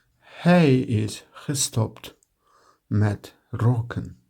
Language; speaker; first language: Dutch; non-native, learner; Turkish